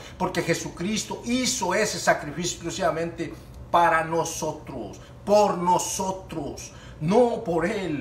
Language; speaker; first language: Spanish; native; Spanish